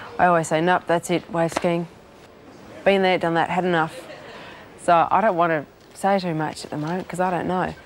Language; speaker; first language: English; native; English